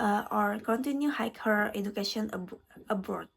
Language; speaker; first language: English; non-native, learner; Indonesian